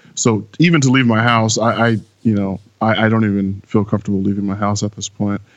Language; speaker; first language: English; native; English